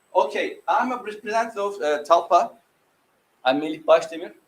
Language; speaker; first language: English; non-native, fluent; Turkish